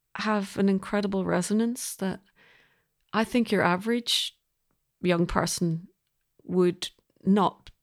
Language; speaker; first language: English; native; English